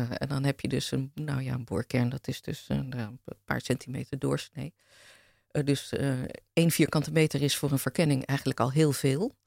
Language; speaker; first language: Dutch; native; Dutch